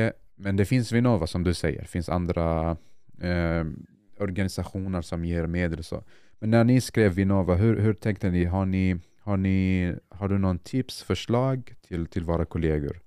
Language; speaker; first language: Swedish; non-native, fluent; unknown